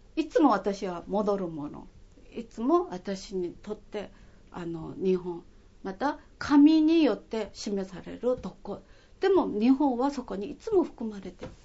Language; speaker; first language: Japanese; non-native, fluent; Korean